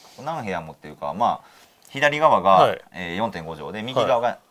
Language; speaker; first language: Japanese; native; Japanese